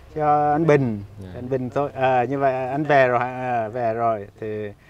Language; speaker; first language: Vietnamese; non-native, local second language; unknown